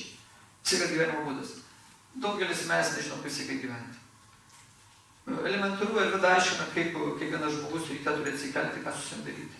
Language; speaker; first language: Lithuanian; native; Lithuanian